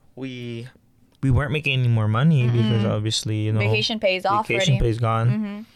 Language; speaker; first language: English; non-native, local second language; Filipino